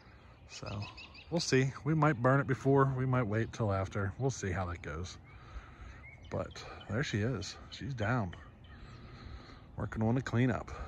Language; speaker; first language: English; native; English